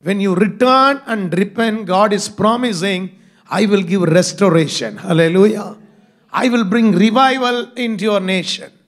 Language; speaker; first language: English; non-native, local second language; Tamil